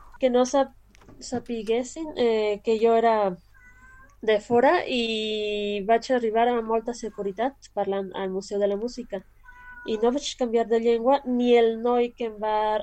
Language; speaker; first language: Catalan; non-native, learner; Spanish